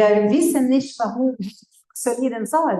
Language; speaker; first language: German; non-native, fluent; Portuguese